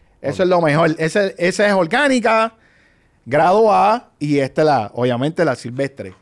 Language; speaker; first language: Spanish; native; Spanish